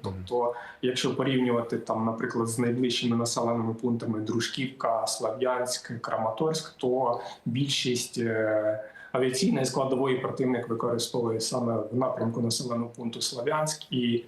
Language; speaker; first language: Ukrainian; native; Ukrainian